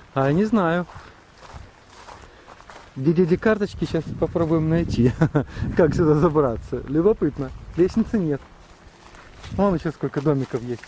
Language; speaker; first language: Russian; native; Russian